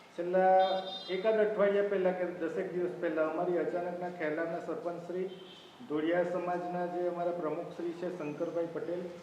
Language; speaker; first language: Gujarati; native; Gujarati